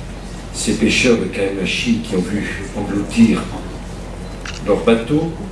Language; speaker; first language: French; native; French